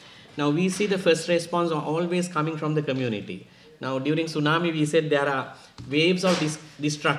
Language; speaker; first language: English; non-native, local second language; Sinhala